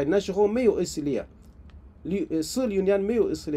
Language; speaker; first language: Chinese; non-native, fluent; Arabic